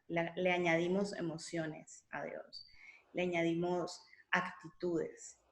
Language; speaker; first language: Spanish; native; Spanish